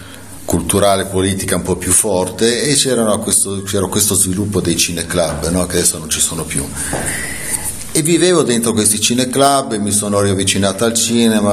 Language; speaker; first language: Italian; native; Italian